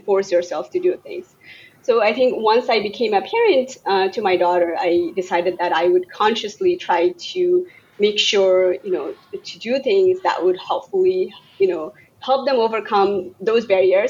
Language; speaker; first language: English; non-native, local second language; Bangla